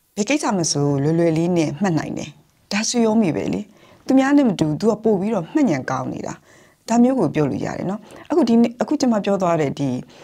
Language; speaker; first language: Burmese; native; Burmese